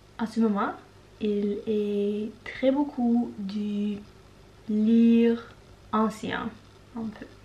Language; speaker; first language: French; non-native, learner; Norwegian